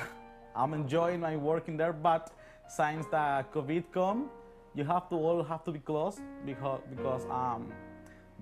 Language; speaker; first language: English; non-native, learner; Spanish